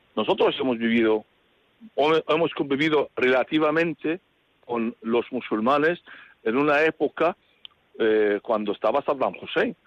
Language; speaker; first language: Spanish; non-native, fluent; Arabic